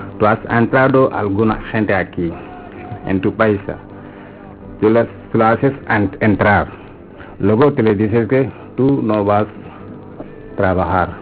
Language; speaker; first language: Spanish; non-native, learner; Wolof